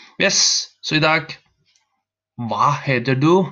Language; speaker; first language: Norwegian; non-native, learner; Spanish